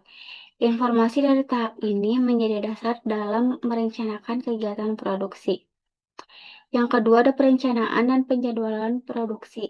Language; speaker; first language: Indonesian; native; Indonesian